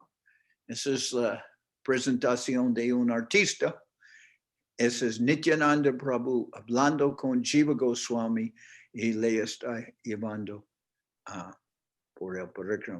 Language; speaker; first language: Spanish; non-native, fluent; English